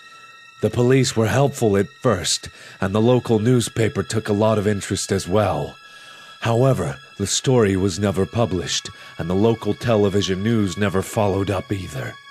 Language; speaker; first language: English; native; English